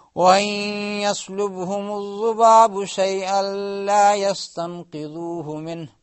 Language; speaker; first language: Arabic; non-native, fluent; Urdu